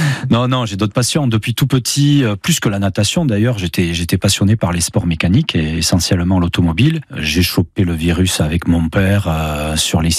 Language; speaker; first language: French; native; French